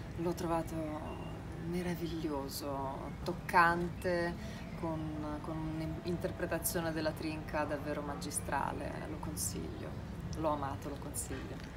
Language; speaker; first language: Italian; early bilingual, other home language; Russian